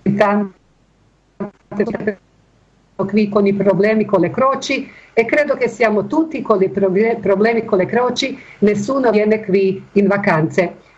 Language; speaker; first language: Italian; non-native, fluent; Bosnian